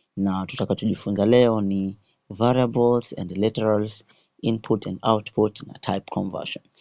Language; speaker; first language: Swahili; native; Swahili